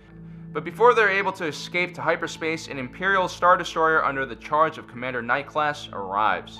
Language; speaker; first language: English; native; English